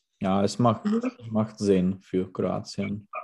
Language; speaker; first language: German; non-native, learner; Czech